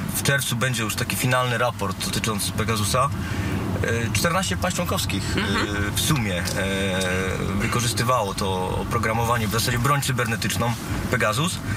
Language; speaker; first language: Polish; native; Polish